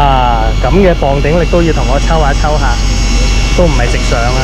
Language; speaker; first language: Chinese; native; Chinese